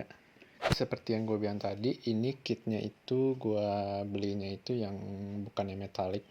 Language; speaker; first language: Indonesian; native; Indonesian